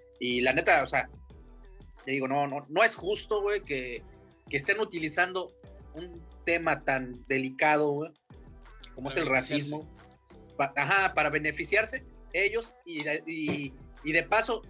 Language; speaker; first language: Spanish; native; Spanish